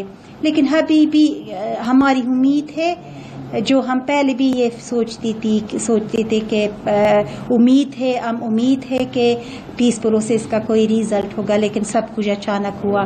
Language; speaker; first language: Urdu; non-native, fluent; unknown